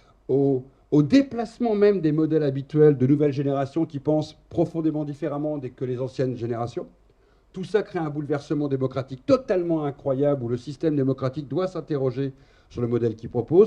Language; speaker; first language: French; native; French